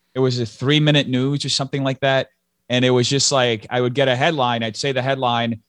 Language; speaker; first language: English; early bilingual, other home language; Portuguese